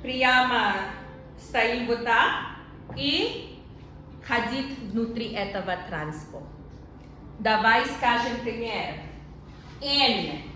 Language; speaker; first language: Russian; non-native, learner; Filipino